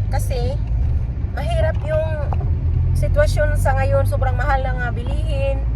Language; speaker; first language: Filipino; non-native, local second language; Cebuano